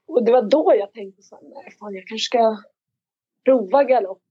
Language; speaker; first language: Swedish; native; Swedish